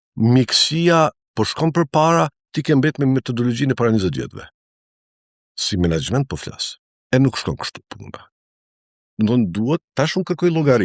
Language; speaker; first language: Albanian; native; Albanian